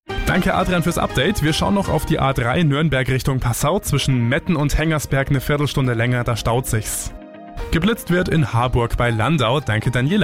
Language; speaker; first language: German; native; German